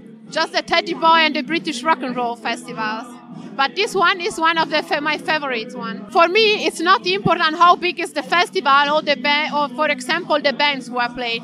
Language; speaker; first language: English; non-native, learner; Italian